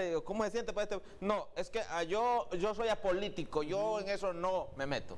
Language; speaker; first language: Spanish; native; Spanish